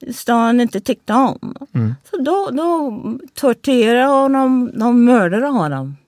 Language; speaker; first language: Swedish; non-native, fluent; English